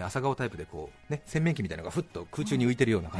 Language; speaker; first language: Japanese; native; Japanese